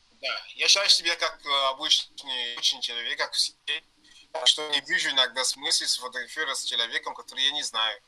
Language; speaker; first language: Russian; non-native, learner; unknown